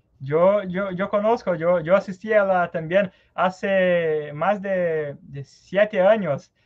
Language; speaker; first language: Spanish; non-native, learner; Portuguese